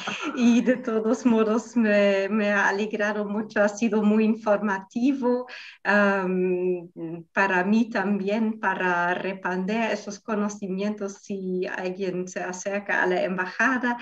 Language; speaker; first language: Spanish; non-native, fluent; German